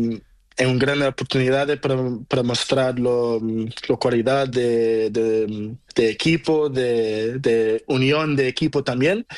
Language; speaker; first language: Spanish; non-native, learner; Portuguese